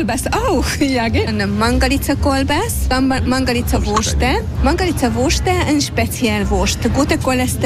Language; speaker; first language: German; non-native, learner; Hungarian